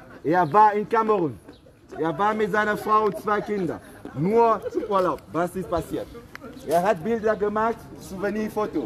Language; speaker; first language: German; non-native, fluent; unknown